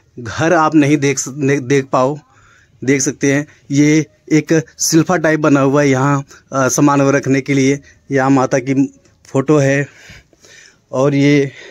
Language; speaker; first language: Hindi; native; Hindi